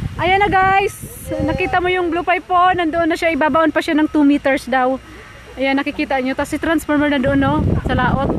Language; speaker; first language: Filipino; non-native, local second language; Bikol